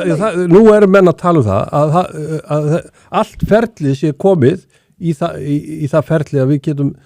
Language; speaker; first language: Icelandic; native; Icelandic